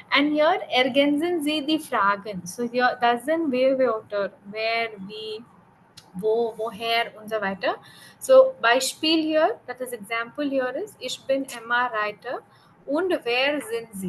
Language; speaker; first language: German; non-native, learner; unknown